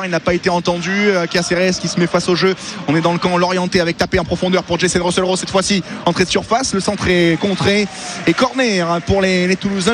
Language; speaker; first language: French; native; French